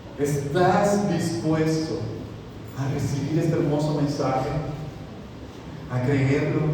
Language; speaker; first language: Spanish; native; Spanish